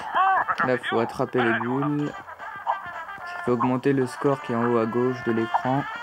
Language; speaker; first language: French; native; French